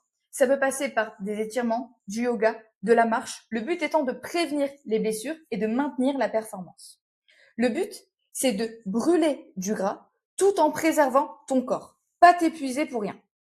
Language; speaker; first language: French; native; French